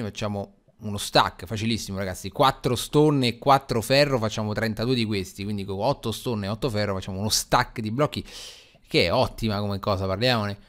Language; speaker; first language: Italian; native; Italian